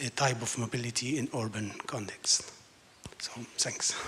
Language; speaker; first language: English; non-native, fluent; Arabic